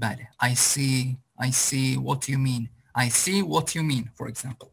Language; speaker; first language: English; non-native, fluent; Azerbaijani